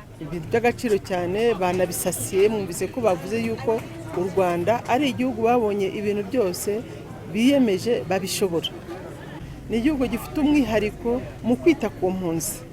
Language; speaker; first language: Kinyarwanda; native; Kinyarwanda